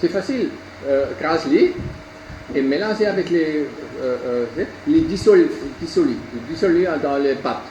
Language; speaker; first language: French; non-native, learner; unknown